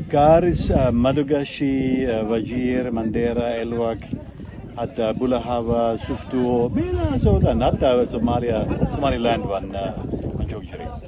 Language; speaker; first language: Somali; non-native, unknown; German